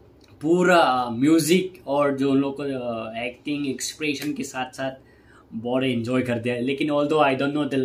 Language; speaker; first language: Hindi; non-native, local second language; Kok Borok